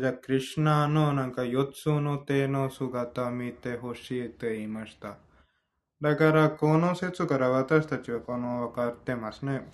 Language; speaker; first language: Japanese; non-native, fluent; Hindi